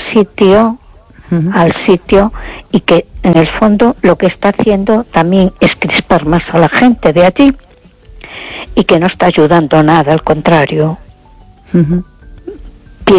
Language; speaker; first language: Spanish; native; Spanish